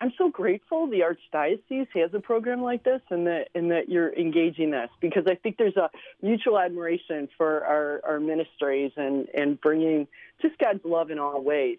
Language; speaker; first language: English; early bilingual, other home language; Slovenian